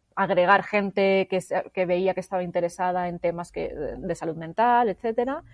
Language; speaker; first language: Spanish; native; Spanish